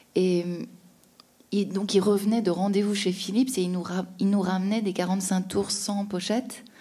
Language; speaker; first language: French; native; French